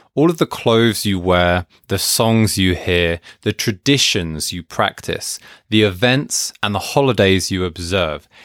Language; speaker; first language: English; native; English